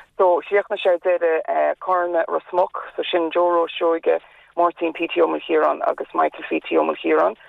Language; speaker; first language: Irish; native; Irish